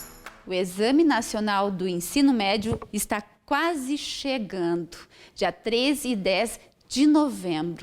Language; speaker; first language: Portuguese; native; Portuguese